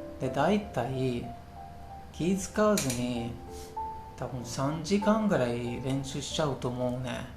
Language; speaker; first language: Japanese; non-native, fluent; Hindi